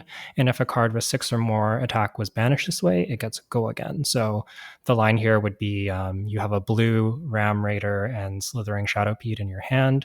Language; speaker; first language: English; native; English